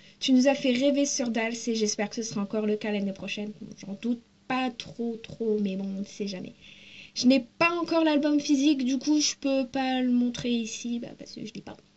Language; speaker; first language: French; native; French